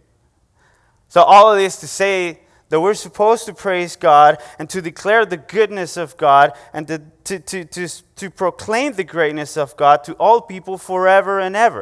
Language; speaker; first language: English; non-native, fluent; Spanish